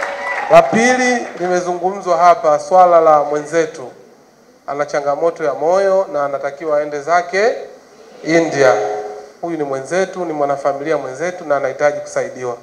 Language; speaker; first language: Swahili; native; Swahili